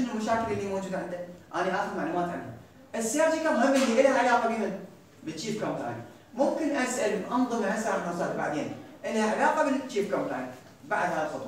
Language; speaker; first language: Arabic; native; Arabic